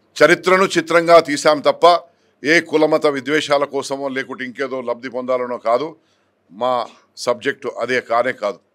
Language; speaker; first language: Telugu; native; Telugu